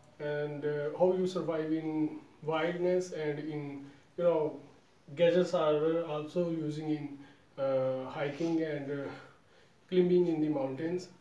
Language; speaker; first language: English; non-native, local second language; Urdu